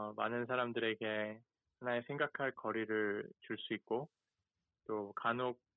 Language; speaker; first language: Korean; early bilingual, heritage; Korean